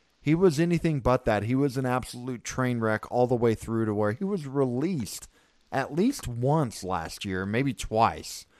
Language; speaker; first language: English; native; English